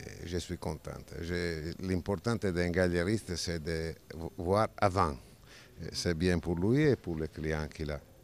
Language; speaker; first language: French; non-native, fluent; Italian